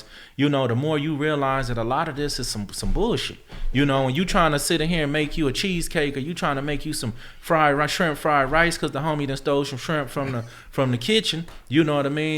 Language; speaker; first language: English; native; English